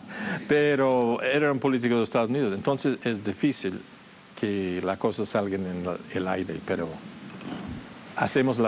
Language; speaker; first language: Spanish; non-native, fluent; English